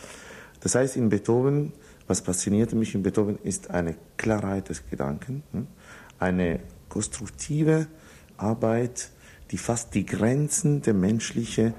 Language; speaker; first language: German; non-native, fluent; Italian